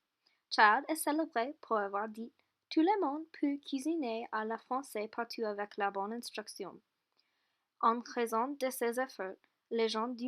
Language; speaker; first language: French; non-native, learner; English